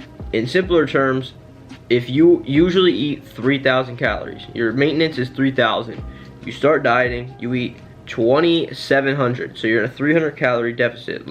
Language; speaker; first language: English; native; English